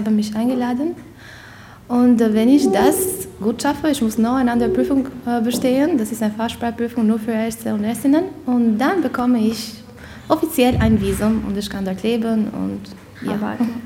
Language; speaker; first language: German; non-native, fluent; Albanian